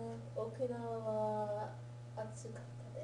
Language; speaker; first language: Japanese; non-native, learner; English